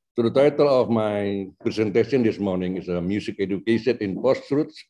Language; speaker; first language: English; non-native, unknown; Indonesian